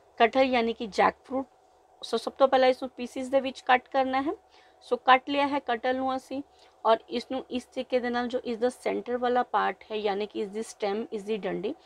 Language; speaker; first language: Hindi; non-native, local second language; Punjabi